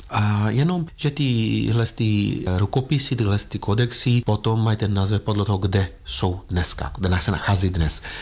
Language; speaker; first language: Czech; non-native, fluent; Greek